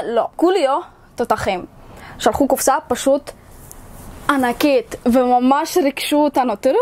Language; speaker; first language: Hebrew; early bilingual, other home language; Russian